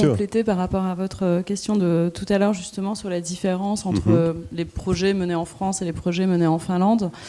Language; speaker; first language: French; native; French